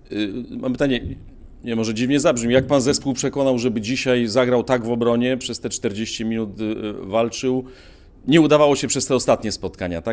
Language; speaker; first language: Polish; native; Polish